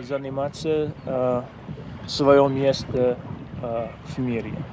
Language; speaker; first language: Russian; non-native, fluent; English